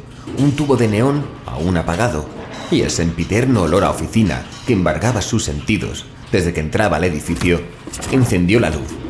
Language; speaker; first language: Spanish; native; Spanish